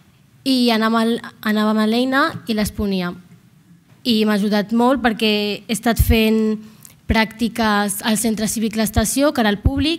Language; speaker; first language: Catalan; non-native, local second language; Arabic